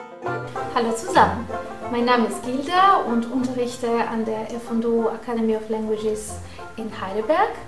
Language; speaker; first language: German; non-native, fluent; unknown